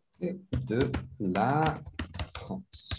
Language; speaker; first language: French; non-native, fluent; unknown